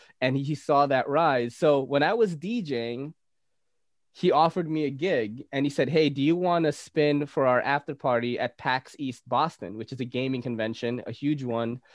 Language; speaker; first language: English; native; English